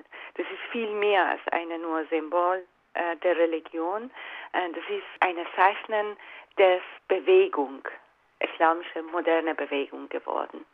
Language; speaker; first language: German; non-native, fluent; Persian